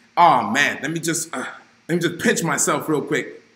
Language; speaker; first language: English; native; English